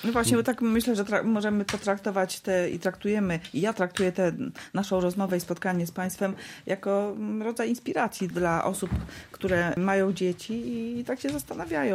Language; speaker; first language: Polish; native; Polish